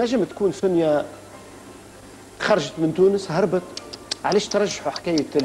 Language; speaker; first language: Arabic; native; Arabic